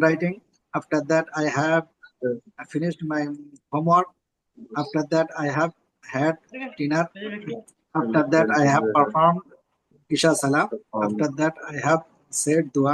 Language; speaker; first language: English; non-native, learner; Bangla